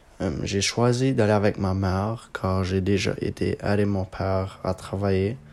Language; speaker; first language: French; non-native, local second language; English